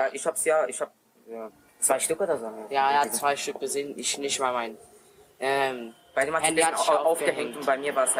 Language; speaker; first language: German; native; German